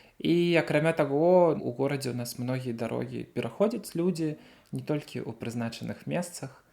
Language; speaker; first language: Belarusian; native; Belarusian